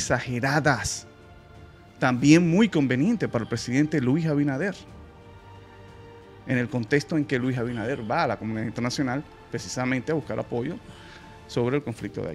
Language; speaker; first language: Spanish; native; Spanish